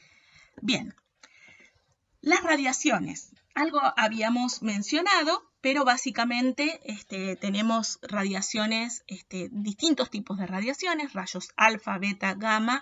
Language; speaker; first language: Spanish; native; Spanish